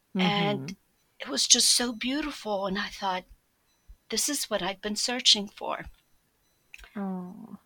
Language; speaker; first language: English; early bilingual, other home language; Polish